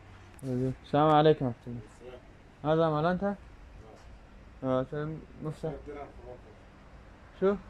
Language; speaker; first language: Arabic; non-native, learner; Tajik